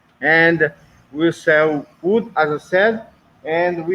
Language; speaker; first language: English; non-native, learner; Portuguese